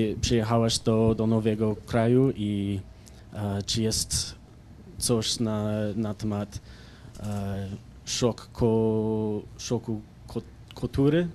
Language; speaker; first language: Polish; non-native, learner; English